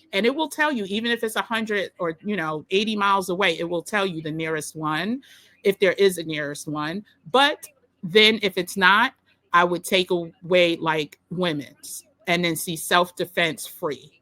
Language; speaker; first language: English; native; English